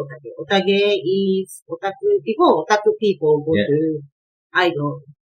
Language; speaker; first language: English; non-native, learner; Japanese